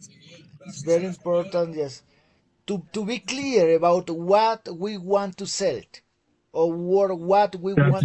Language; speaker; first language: English; non-native, fluent; Spanish